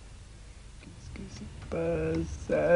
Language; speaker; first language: French; non-native, fluent; Russian